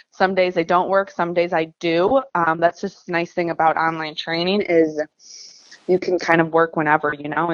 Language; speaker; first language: English; native; English